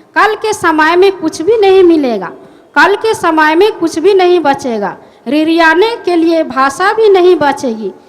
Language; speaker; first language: Hindi; non-native, local second language; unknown